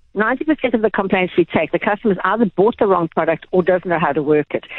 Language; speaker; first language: English; native; English